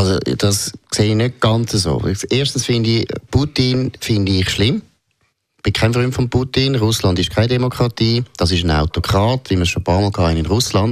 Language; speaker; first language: German; native; German